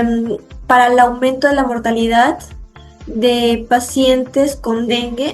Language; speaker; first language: Spanish; native; Spanish